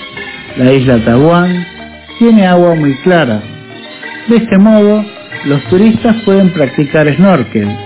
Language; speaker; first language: Spanish; non-native, fluent; Indonesian